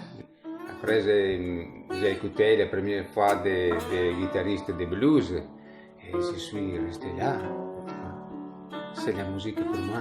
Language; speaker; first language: French; non-native, learner; Italian